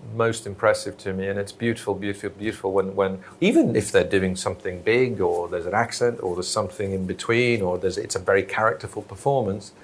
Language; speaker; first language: English; native; English